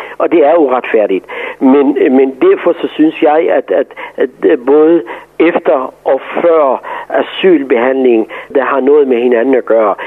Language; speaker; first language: Danish; non-native, fluent; Persian